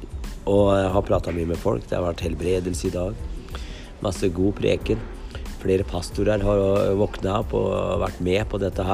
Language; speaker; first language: Norwegian; native; Norwegian